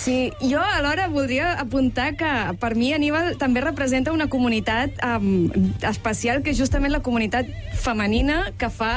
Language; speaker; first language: Catalan; native; Catalan